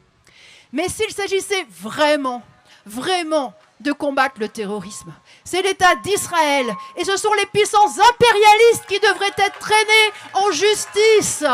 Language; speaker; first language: French; native; French